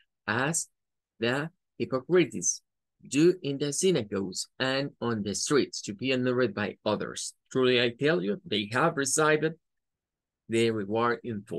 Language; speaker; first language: English; non-native, fluent; Spanish